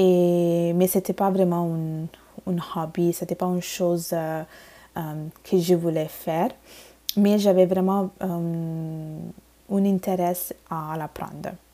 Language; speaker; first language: French; non-native, fluent; Bangla